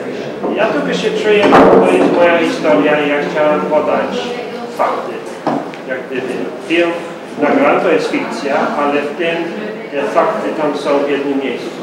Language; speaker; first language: Polish; early bilingual, heritage; Polish